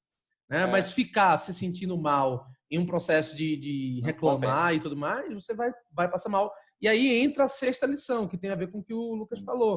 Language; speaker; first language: Portuguese; native; Portuguese